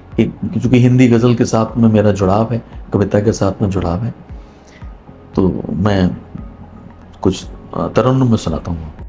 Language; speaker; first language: Hindi; non-native, local second language; Punjabi